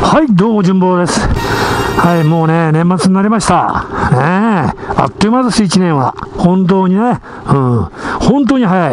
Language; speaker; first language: Japanese; native; Japanese